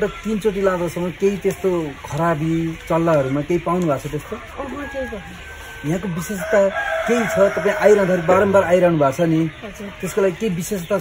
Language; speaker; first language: Nepali; native; Nepali